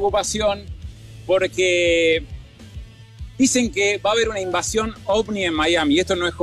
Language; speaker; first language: Spanish; native; Spanish